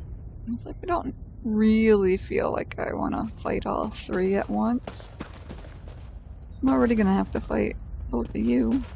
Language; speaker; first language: English; native; English